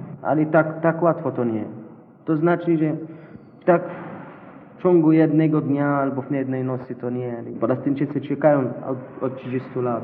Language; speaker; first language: Polish; non-native, learner; Arabic